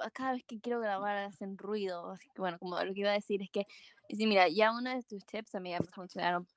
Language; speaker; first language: Spanish; early bilingual, heritage; English